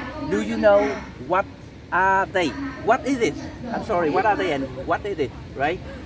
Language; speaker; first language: English; non-native, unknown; Vietnamese